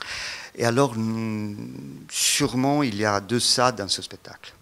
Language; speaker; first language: French; non-native, fluent; Italian